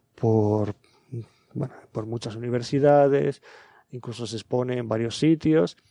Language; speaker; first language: Spanish; native; Spanish